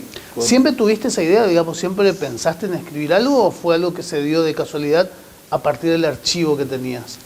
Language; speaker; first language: Spanish; native; Spanish